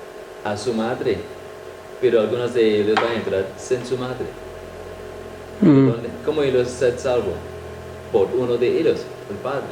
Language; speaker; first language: Spanish; non-native, fluent; English